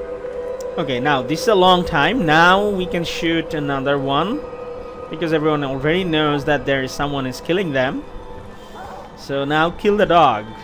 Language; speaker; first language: English; non-native, fluent; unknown